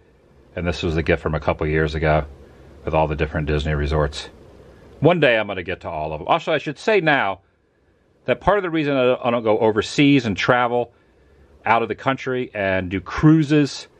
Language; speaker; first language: English; native; English